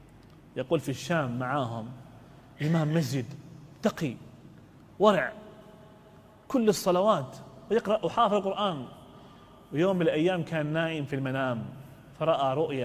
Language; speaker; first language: Arabic; native; Arabic